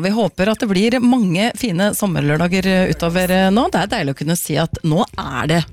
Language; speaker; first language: Norwegian; native; Norwegian